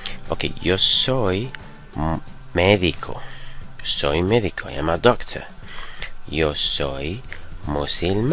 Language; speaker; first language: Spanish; non-native, fluent; Arabic